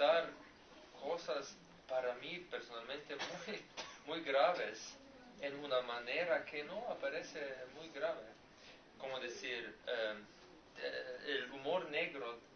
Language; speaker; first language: Spanish; non-native, learner; Slovenian